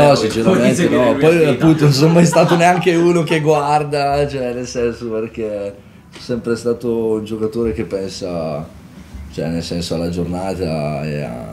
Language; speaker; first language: Italian; native; Italian